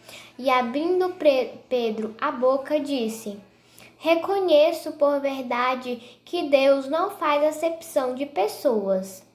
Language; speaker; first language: Portuguese; native; Portuguese